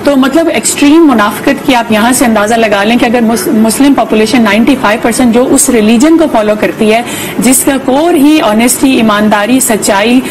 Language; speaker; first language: Urdu; native; Urdu